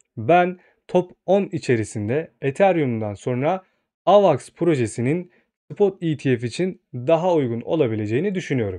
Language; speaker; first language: Turkish; native; Turkish